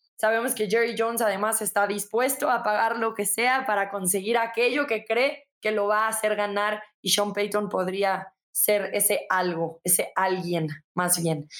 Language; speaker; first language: Spanish; native; Spanish